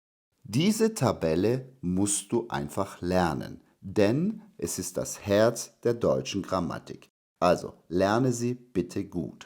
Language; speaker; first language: German; non-native, fluent; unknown